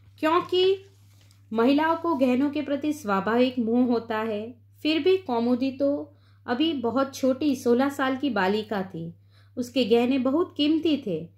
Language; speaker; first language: Hindi; non-native, local second language; Gujarati